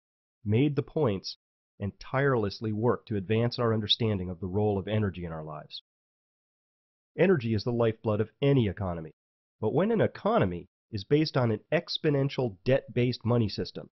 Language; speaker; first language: English; native; English